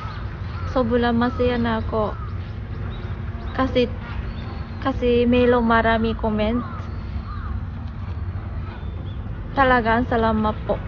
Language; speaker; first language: Filipino; non-native, learner; Japanese